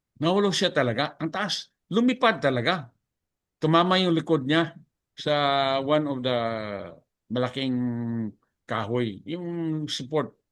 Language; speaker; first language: Filipino; non-native, local second language; Hiligaynon